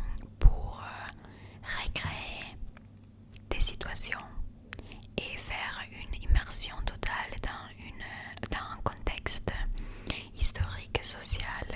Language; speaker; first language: French; non-native, learner; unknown